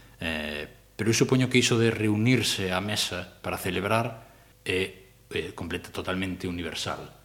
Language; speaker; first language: Galician; non-native, local second language; Spanish